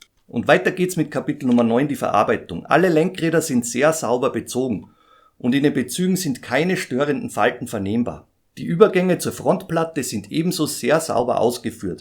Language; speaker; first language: German; native; German